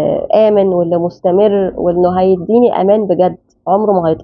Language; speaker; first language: Arabic; native; Arabic